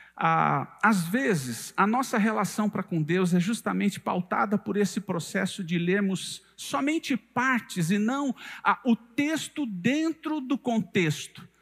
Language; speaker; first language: Portuguese; native; Portuguese